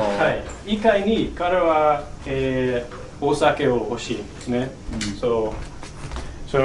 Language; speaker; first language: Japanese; non-native, learner; English